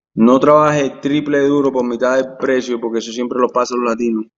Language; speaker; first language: Spanish; early bilingual, heritage; Spanish